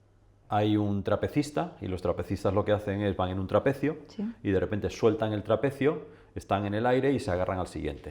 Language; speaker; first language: Spanish; native; Spanish